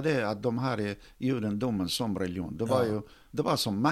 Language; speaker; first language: Swedish; non-native, fluent; Arabic